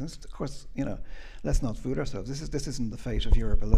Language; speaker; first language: English; native; English